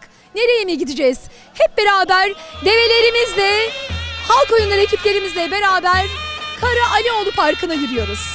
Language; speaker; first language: Turkish; native; Turkish